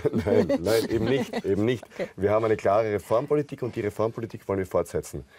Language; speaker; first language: German; native; German